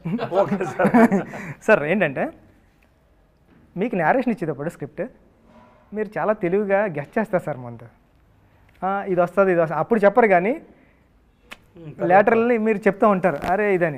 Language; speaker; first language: Telugu; native; Telugu